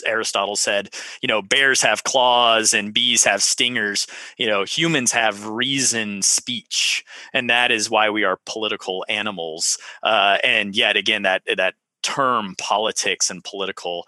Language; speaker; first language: English; native; English